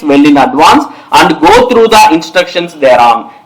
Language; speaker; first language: English; non-native, local second language; Telugu